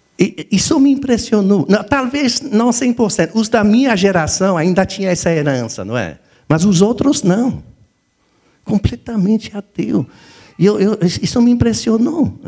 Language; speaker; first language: Portuguese; non-native, fluent; French